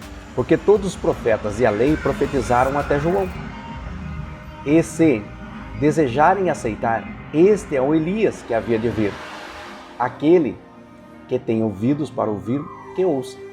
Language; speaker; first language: Portuguese; native; Portuguese